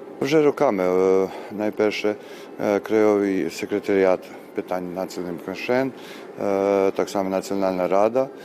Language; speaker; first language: Ukrainian; early bilingual, heritage; Ukrainian